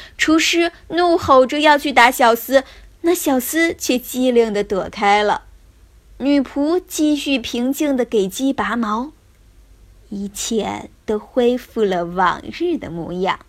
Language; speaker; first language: Chinese; native; Chinese